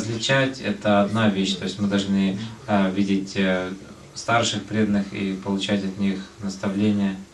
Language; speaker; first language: Russian; native; Russian